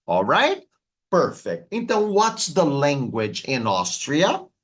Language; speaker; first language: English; non-native, fluent; Portuguese